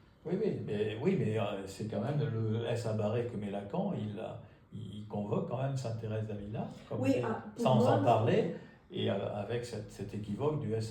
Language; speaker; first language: French; native; French